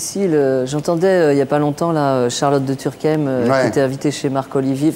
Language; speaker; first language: French; native; French